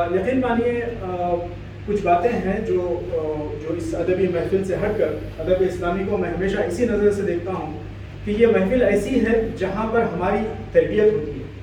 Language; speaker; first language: Urdu; native; Urdu